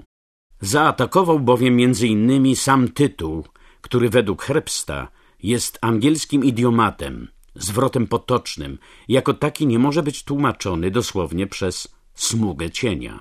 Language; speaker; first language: Polish; native; Polish